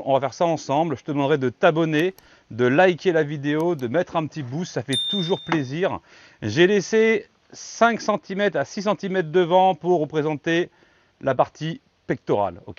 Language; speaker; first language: French; native; French